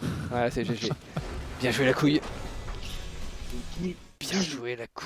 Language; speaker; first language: French; native; French